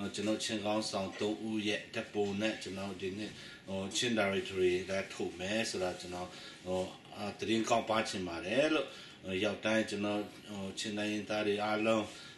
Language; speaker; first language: Burmese; non-native, local second language; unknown